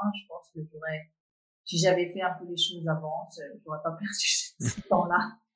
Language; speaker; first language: French; non-native, fluent; Danish